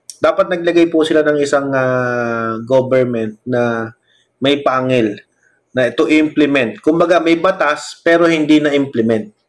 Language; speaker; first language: Filipino; non-native, local second language; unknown